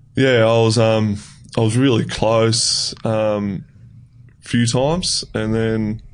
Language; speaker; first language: English; native; English